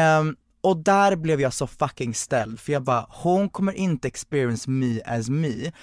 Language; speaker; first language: Swedish; early bilingual, other home language; Hungarian